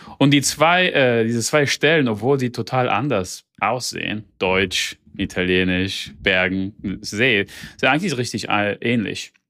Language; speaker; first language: German; early bilingual, heritage; Italian